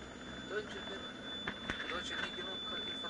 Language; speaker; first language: German; non-native, learner; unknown